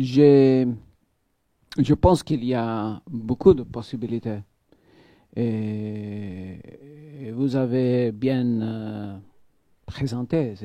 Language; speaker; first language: French; non-native, fluent; Maltese